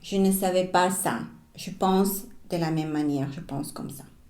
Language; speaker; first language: French; non-native, fluent; Spanish